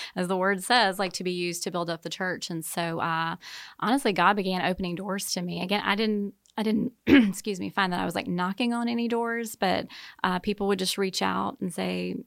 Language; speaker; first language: English; native; English